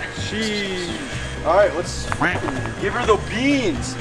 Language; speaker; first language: English; native; English